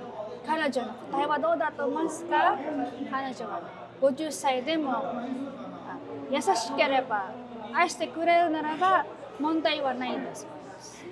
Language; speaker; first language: Japanese; non-native, fluent; Filipino